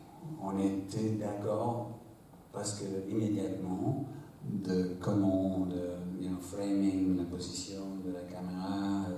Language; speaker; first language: French; non-native, fluent; English